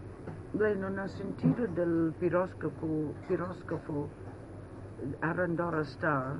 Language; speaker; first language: Italian; early bilingual, heritage; Italian